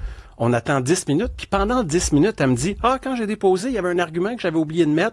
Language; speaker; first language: French; native; French